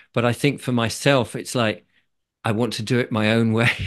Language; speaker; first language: English; native; English